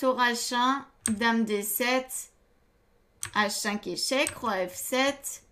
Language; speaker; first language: French; native; French